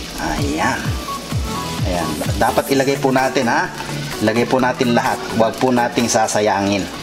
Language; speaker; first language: Filipino; non-native, local second language; Iloko